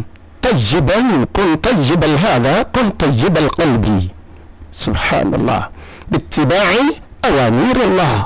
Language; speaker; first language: Arabic; non-native, learner; Yoruba